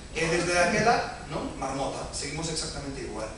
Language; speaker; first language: Spanish; native; Spanish